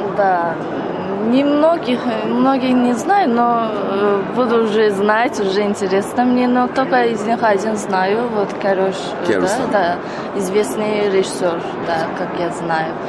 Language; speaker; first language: Russian; non-native, local second language; Azerbaijani